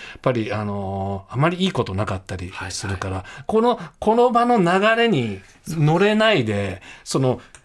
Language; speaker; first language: Japanese; native; Japanese